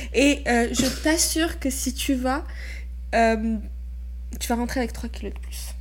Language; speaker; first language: French; non-native, local second language; Arabic